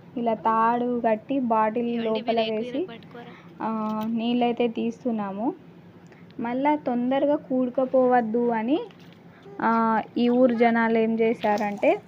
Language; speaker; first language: Telugu; native; Telugu